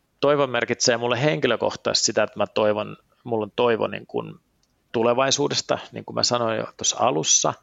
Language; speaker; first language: Finnish; early bilingual, heritage; Finnish